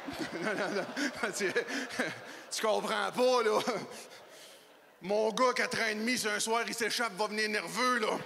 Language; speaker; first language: French; native; French